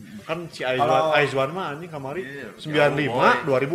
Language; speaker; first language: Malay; non-native, local second language; Sundanese